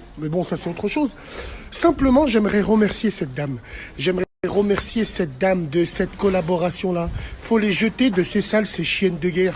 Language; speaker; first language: French; native; French